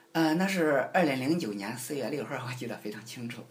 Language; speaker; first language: Chinese; native; Chinese